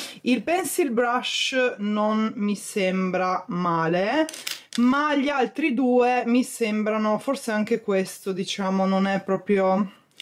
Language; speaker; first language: Italian; native; Italian